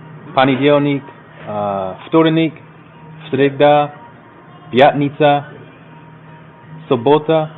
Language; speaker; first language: Russian; non-native, learner; English